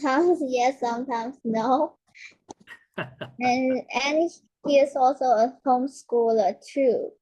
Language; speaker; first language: English; non-native, learner; Chinese